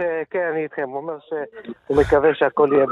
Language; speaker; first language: Hebrew; non-native, fluent; Turkish